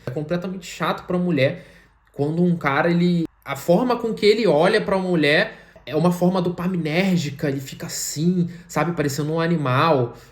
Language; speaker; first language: Portuguese; native; Portuguese